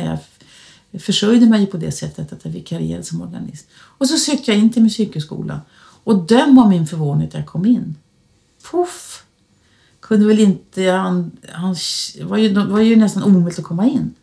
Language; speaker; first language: Swedish; native; Swedish